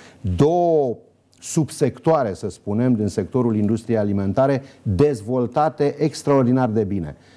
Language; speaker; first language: Romanian; native; Romanian